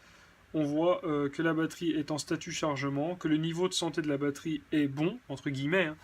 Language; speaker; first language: French; native; French